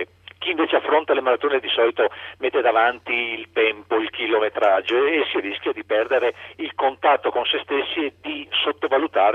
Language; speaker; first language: Italian; native; Italian